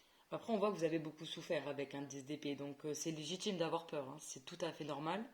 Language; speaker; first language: French; native; French